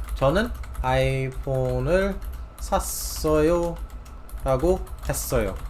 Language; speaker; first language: Korean; non-native, fluent; English